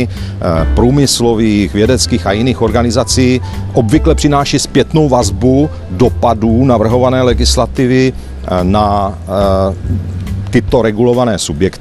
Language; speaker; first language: Czech; native; Czech